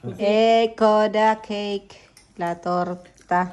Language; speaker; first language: Italian; non-native, learner; Filipino